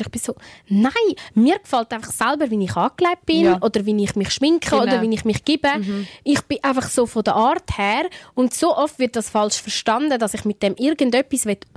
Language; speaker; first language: German; native; German